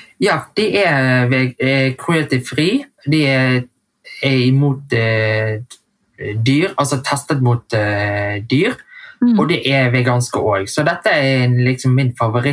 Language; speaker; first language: Norwegian; early bilingual, heritage; Vietnamese